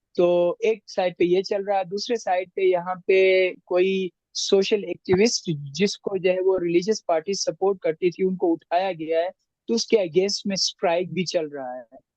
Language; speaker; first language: Urdu; non-native, local second language; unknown